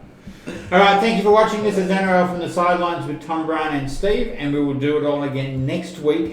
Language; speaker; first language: English; native; English